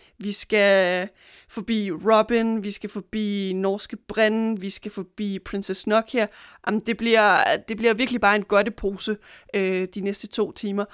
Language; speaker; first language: Danish; native; Danish